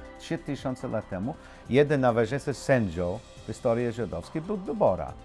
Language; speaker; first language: Polish; non-native, learner; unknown